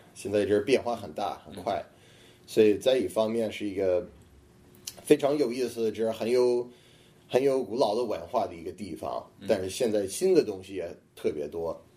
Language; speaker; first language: Chinese; non-native, fluent; English